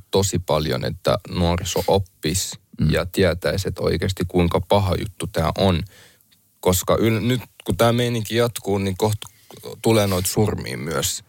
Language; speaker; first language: Finnish; early bilingual, other home language; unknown